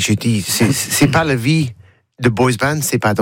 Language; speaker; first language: French; non-native, learner; English